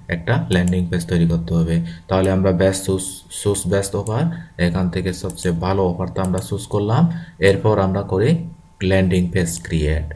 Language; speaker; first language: Bangla; non-native, local second language; Chakma